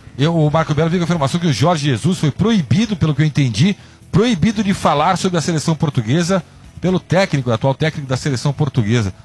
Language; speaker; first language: Portuguese; native; Portuguese